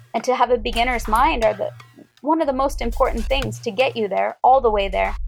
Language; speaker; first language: English; native; English